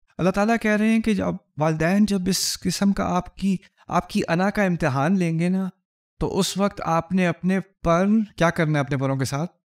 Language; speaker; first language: Urdu; native; Urdu